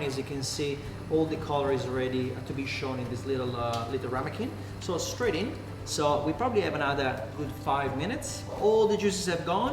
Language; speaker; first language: English; non-native, fluent; Italian